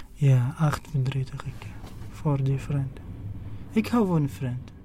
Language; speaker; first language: Dutch; non-native, learner; Arabic